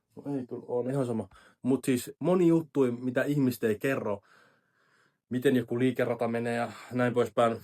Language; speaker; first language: Finnish; native; Finnish